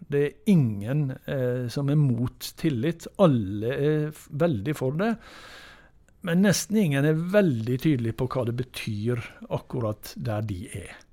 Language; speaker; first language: Norwegian; native; Norwegian